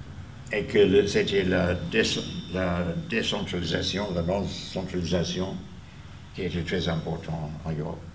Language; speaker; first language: French; non-native, fluent; English